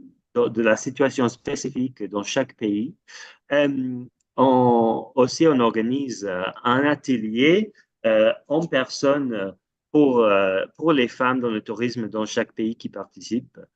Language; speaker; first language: French; non-native, fluent; English